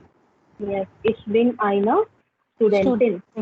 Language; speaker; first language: German; non-native, learner; Hindi